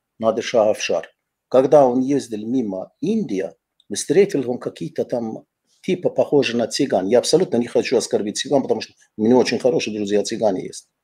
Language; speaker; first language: Russian; non-native, fluent; Azerbaijani